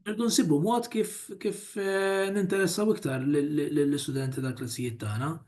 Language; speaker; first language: Maltese; native; Maltese